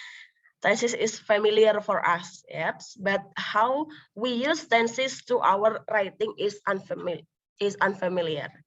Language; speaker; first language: English; non-native, local second language; Indonesian